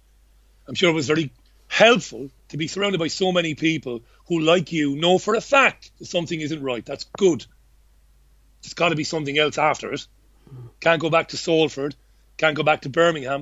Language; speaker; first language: English; native; English